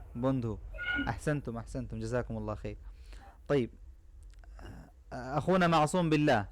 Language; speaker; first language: Arabic; non-native, fluent; Bangla